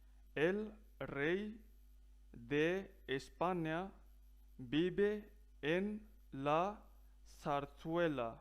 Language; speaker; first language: Spanish; non-native, fluent; Punjabi